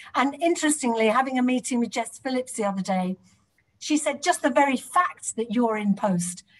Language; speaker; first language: English; native; English